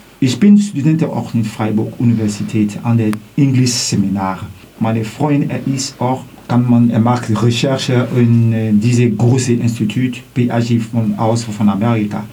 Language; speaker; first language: German; non-native, learner; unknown